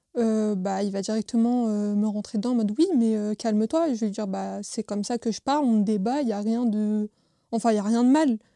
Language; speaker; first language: French; native; French